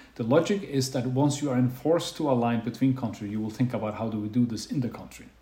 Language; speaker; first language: English; non-native, fluent; Faroese